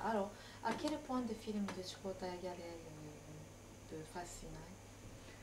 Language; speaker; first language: French; non-native, learner; Japanese